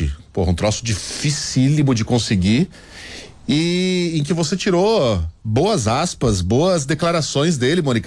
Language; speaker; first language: Portuguese; native; Portuguese